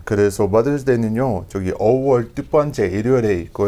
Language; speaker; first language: Korean; non-native, learner; English